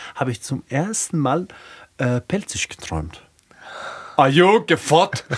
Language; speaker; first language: German; early bilingual, other home language; Croatian